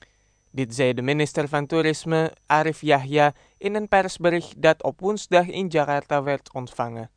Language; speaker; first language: Dutch; non-native, fluent; Indonesian